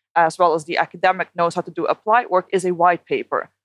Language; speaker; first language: English; non-native, fluent; Dutch